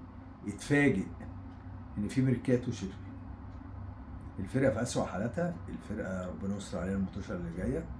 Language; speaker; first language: Arabic; native; Arabic